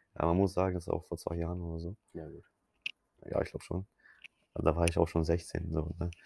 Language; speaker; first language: German; early bilingual, other home language; Polish